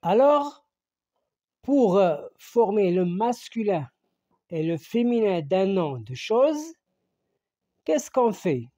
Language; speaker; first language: French; non-native, local second language; Arabic